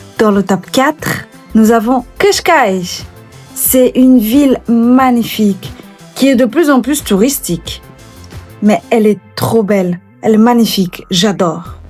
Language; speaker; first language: French; early bilingual, other home language; Portuguese